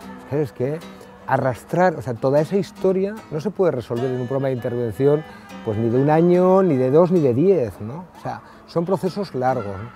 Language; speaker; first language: Spanish; native; Spanish